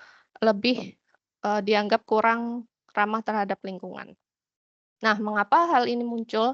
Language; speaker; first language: Indonesian; native; Indonesian